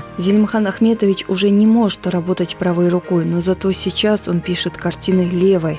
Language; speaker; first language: Russian; native; Russian